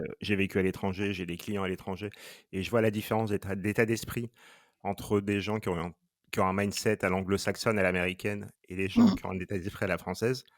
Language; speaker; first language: French; native; French